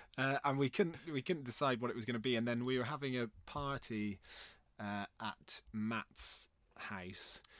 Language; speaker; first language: English; native; English